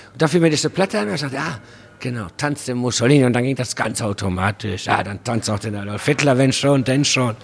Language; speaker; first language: German; early bilingual, other home language; Spanish